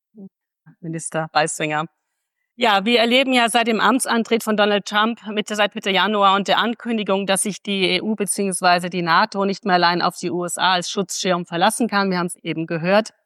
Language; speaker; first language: German; native; German